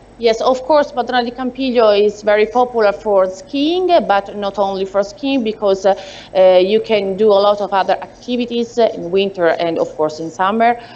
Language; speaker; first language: English; non-native, learner; Italian